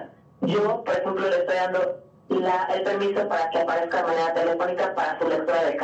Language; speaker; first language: Spanish; native; Spanish